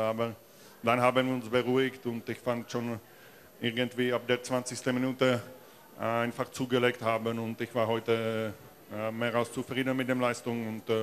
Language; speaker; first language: German; non-native, fluent; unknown